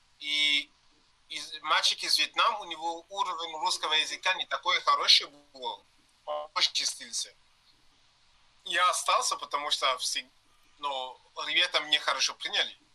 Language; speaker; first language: Russian; non-native, learner; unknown